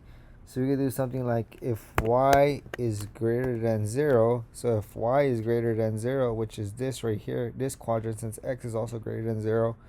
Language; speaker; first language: English; native; English